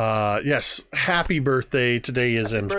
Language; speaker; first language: English; native; English